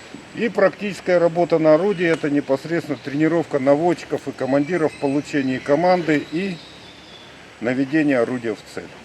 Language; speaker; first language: Russian; native; Russian